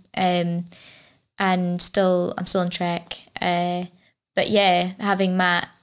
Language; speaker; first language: English; native; English